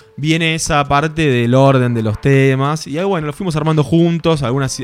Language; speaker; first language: Spanish; native; Spanish